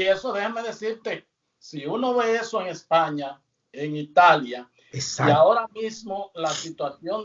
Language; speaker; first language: Spanish; native; Spanish